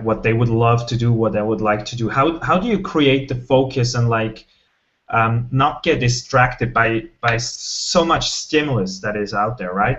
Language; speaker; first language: English; non-native, fluent; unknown